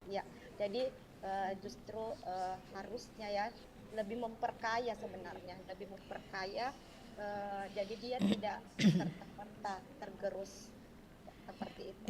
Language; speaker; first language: Indonesian; non-native, local second language; Buginese